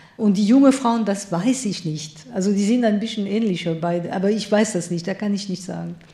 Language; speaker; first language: German; non-native, fluent; French